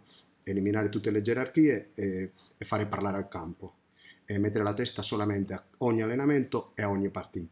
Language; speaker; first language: Italian; non-native, fluent; Spanish